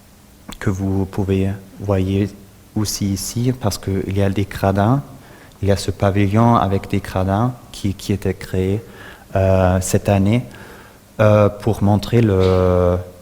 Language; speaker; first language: French; non-native, fluent; German